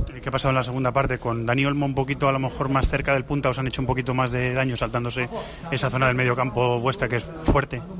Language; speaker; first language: Spanish; native; Spanish